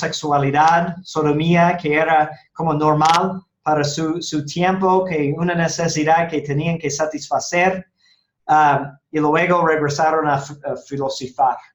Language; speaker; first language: Spanish; non-native, fluent; English